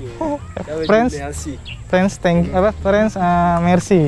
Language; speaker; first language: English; non-native, learner; Indonesian